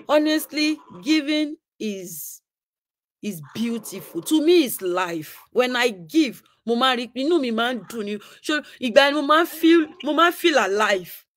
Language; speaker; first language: English; non-native, local second language; Yoruba